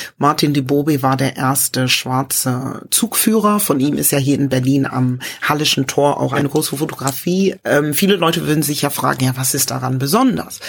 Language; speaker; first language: German; early bilingual, other home language; English